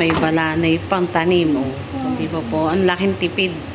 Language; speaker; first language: Filipino; native; Filipino